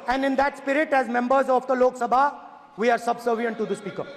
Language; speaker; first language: English; non-native, local second language; Hindi